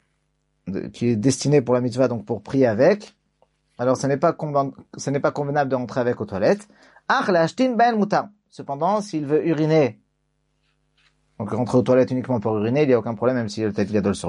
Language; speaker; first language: French; native; French